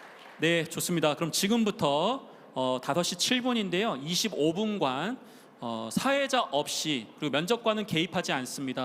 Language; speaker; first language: Korean; native; Korean